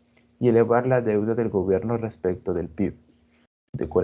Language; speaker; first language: Spanish; native; Spanish